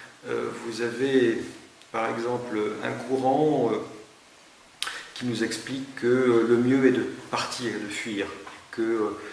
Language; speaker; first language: French; native; French